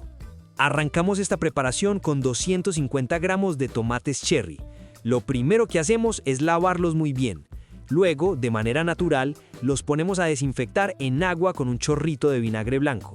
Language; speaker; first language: Spanish; native; Spanish